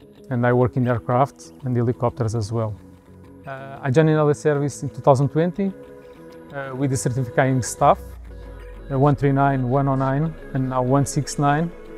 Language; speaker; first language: English; non-native, learner; Portuguese